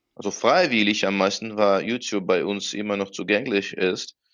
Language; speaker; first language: German; non-native, fluent; Russian